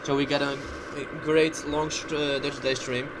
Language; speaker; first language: English; non-native, fluent; Dutch